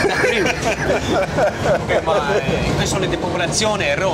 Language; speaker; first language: Italian; non-native, learner; English